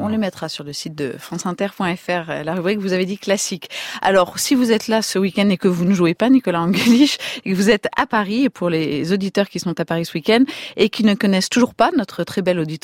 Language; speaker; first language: French; native; French